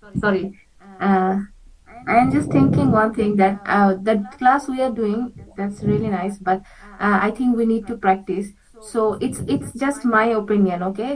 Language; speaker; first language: English; non-native, fluent; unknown